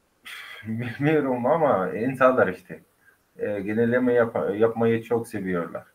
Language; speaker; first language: Turkish; non-native, fluent; Arabic